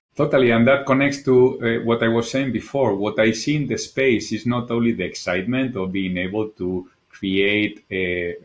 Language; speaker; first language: English; non-native, fluent; Spanish